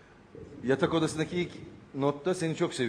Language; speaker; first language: Turkish; native; Turkish